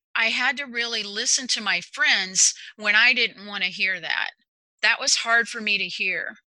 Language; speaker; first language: English; native; English